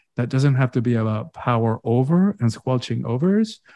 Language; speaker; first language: English; early bilingual, other home language; Spanish